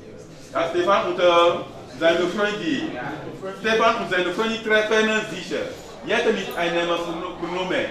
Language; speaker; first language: German; non-native, learner; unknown